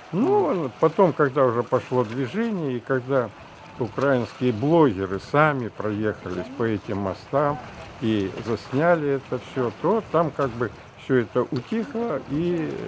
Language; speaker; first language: Russian; native; Russian